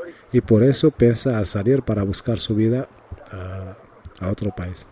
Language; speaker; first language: Spanish; non-native, learner; Arabic